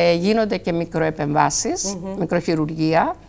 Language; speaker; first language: Greek; native; Greek